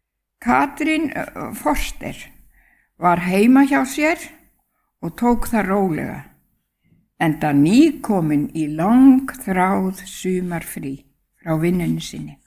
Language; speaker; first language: Icelandic; native; Icelandic